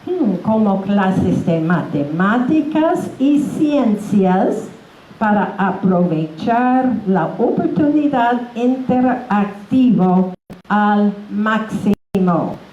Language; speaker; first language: Spanish; non-native, fluent; English